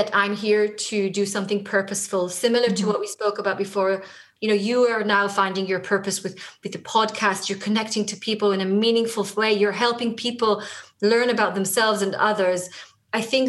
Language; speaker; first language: English; non-native, fluent; Hebrew